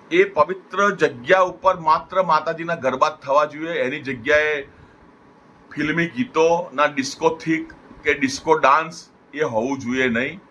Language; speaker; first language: Gujarati; non-native, local second language; Punjabi